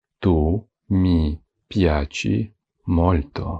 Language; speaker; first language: Italian; non-native, fluent; Ukrainian